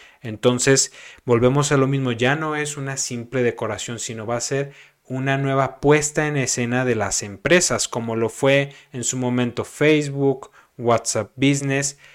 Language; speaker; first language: Spanish; native; Spanish